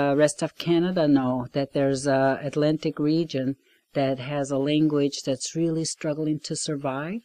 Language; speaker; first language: English; non-native, fluent; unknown